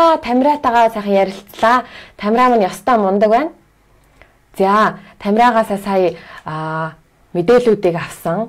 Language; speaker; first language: Mongolian; native; Mongolian